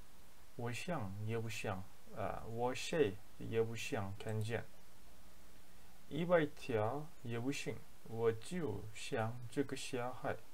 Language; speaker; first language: Chinese; non-native, learner; Turkish